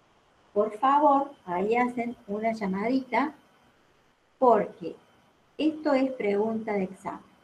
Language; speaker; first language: Spanish; native; Spanish